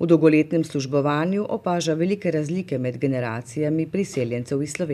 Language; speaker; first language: Slovenian; native; Slovenian